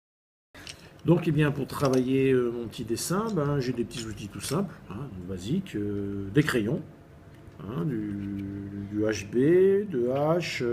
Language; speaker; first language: French; native; French